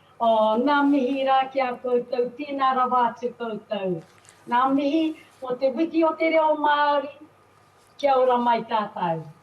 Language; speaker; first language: Māori; native; Māori